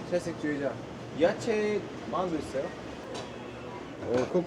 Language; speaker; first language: Korean; non-native, learner; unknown